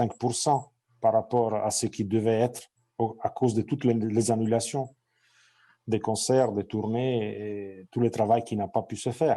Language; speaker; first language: French; non-native, fluent; Italian